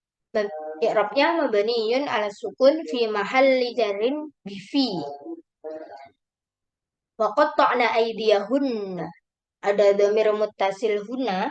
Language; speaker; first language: Arabic; non-native, learner; Indonesian